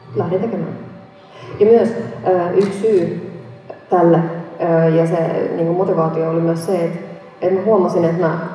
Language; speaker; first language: Finnish; non-native, local second language; Estonian